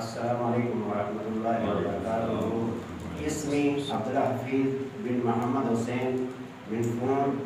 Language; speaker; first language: Arabic; non-native, fluent; Urdu